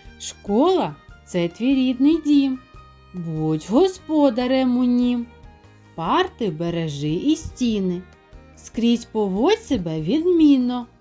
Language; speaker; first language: Ukrainian; native; Ukrainian